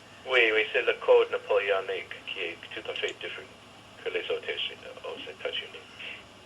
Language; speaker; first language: French; non-native, fluent; English